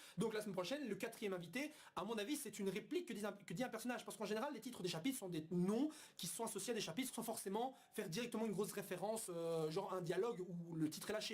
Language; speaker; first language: French; native; French